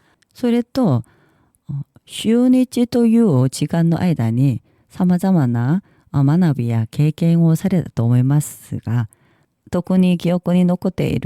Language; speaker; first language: Japanese; non-native, learner; Korean